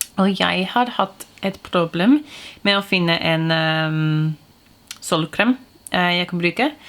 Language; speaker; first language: Norwegian; non-native, fluent; English